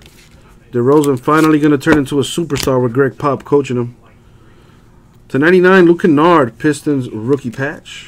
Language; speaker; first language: English; native; English